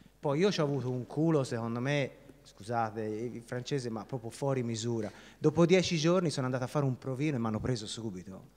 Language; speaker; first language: Italian; native; Italian